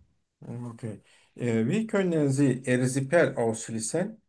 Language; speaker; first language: German; non-native, learner; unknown